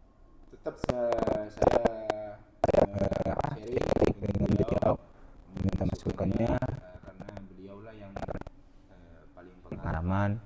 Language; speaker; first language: Indonesian; non-native, local second language; Madurese